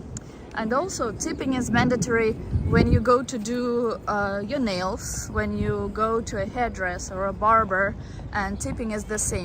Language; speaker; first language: English; non-native, fluent; Russian